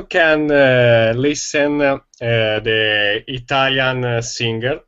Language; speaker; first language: English; non-native, learner; Italian